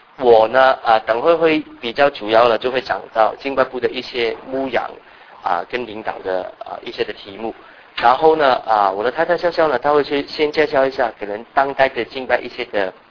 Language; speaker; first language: Chinese; non-native, local second language; Cantonese